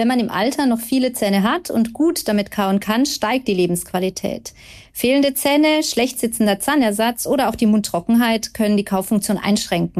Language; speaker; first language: German; native; German